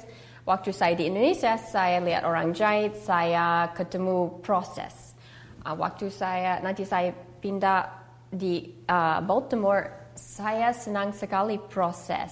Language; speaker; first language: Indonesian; early bilingual, heritage; English